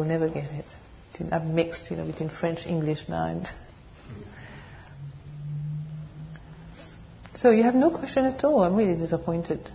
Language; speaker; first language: English; non-native, fluent; French